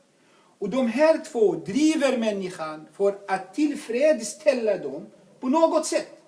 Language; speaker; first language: Swedish; non-native, fluent; Arabic